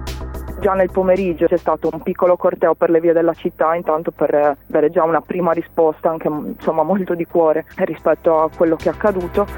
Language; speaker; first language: Italian; native; Italian